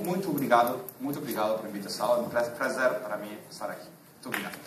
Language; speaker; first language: Portuguese; non-native, learner; Spanish